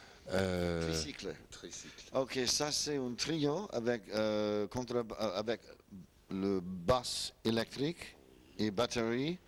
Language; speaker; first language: French; non-native, learner; English